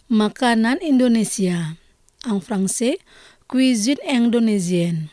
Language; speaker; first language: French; non-native, fluent; Indonesian